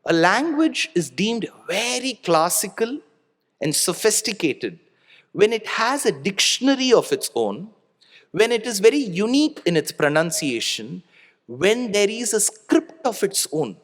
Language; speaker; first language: English; non-native, local second language; Tamil